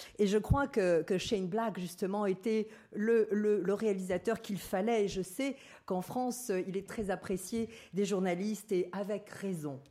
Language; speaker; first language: French; native; French